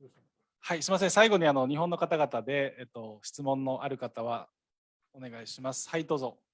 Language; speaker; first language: Japanese; native; Japanese